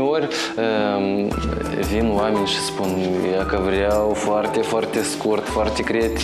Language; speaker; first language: Romanian; non-native, local second language; Russian